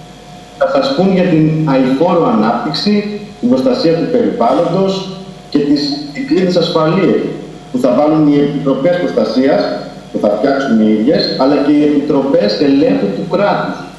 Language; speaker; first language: Greek; native; Greek